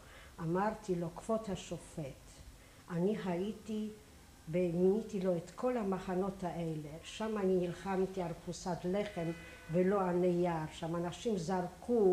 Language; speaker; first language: Hebrew; non-native, fluent; Polish